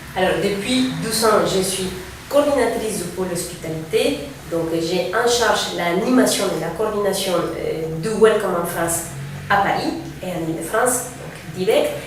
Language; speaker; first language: French; non-native, fluent; Spanish